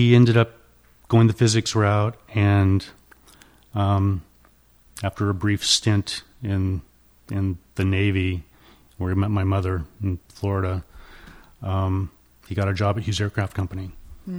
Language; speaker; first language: English; native; English